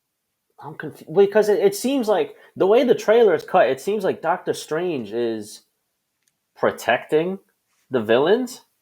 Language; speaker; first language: English; native; English